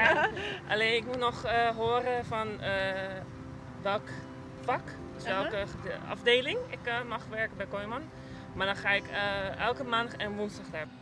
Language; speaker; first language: Dutch; non-native, local second language; Papiamento